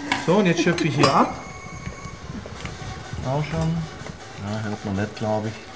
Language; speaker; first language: German; native; German